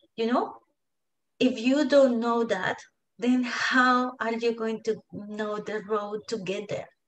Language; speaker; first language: English; non-native, fluent; Spanish